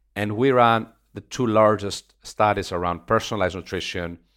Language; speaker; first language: English; non-native, fluent; Greek